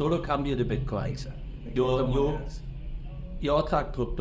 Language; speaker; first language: Spanish; non-native, learner; German